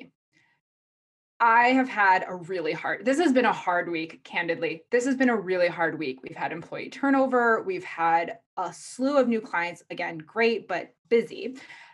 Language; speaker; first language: English; native; English